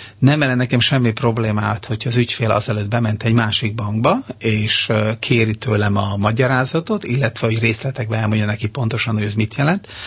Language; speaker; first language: Hungarian; non-native, fluent; Serbian